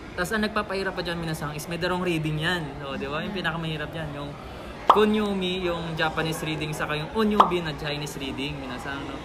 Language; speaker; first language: Filipino; non-native, local second language; Hiligaynon